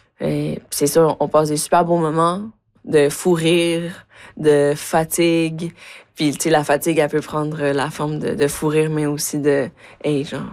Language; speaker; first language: French; early bilingual, other home language; Spanish